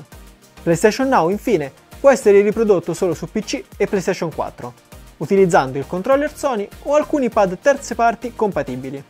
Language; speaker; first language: Italian; native; Italian